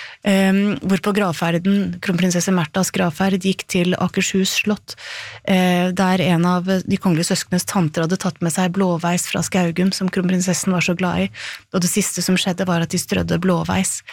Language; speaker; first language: Norwegian; native; Norwegian